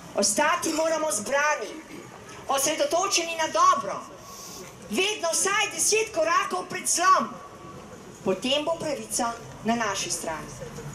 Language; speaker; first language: Slovenian; native; Slovenian